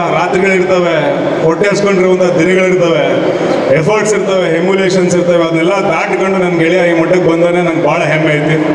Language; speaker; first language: Kannada; native; Kannada